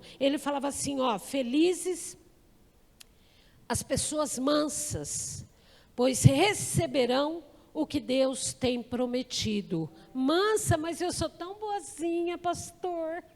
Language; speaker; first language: Portuguese; native; Portuguese